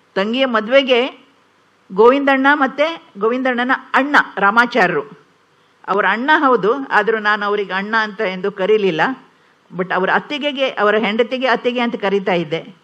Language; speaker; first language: Kannada; non-native, local second language; Konkani